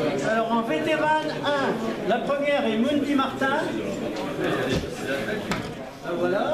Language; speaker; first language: French; native; French